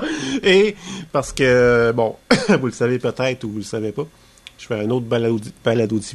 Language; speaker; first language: French; native; French